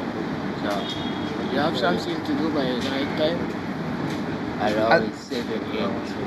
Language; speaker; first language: English; non-native, learner; Arabic